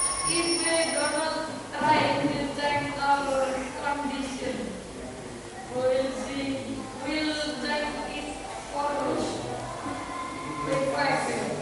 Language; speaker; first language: English; non-native, learner; Indonesian